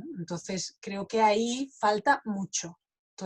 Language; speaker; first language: Catalan; non-native, fluent; Spanish